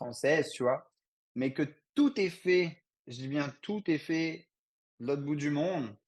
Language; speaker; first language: French; native; French